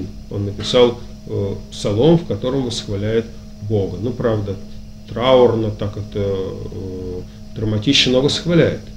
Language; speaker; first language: Russian; native; Russian